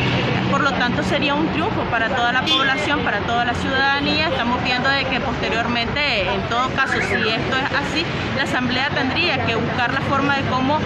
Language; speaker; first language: Spanish; native; Spanish